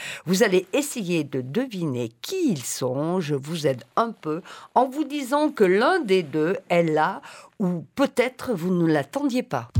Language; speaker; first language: French; native; French